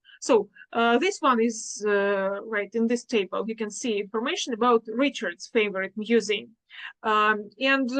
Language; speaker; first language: English; non-native, fluent; Russian